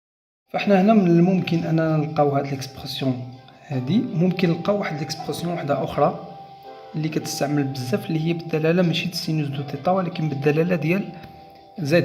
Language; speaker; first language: Arabic; native; Arabic